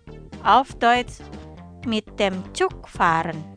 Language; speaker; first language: German; non-native, fluent; Indonesian